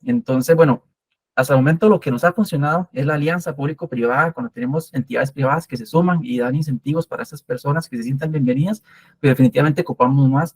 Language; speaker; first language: Spanish; native; Spanish